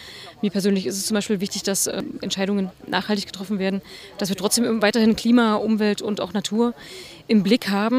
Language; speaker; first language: German; native; German